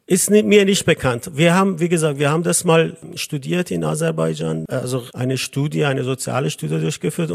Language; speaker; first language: German; non-native, fluent; Azerbaijani